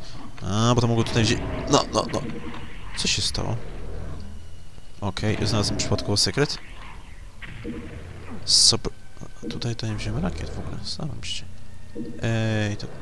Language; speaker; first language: Polish; native; Polish